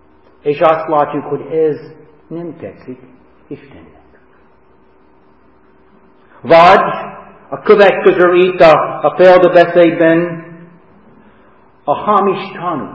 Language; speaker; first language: Hungarian; non-native, fluent; English